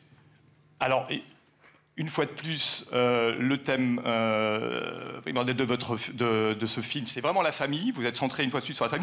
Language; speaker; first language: French; native; French